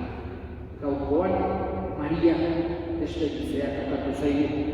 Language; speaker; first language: Basque; native; Basque